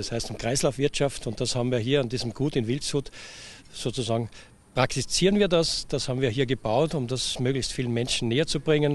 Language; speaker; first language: German; native; German